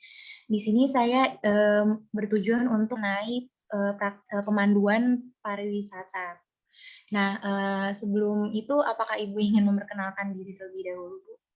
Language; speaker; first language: Indonesian; native; Indonesian